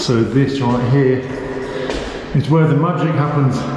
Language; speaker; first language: English; native; English